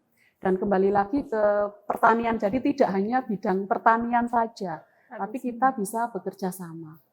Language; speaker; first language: Indonesian; native; Indonesian